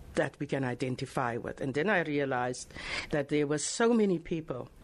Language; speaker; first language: English; non-native, local second language; Afrikaans